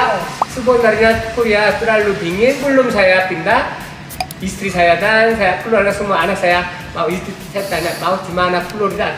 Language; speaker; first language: Indonesian; non-native, learner; Korean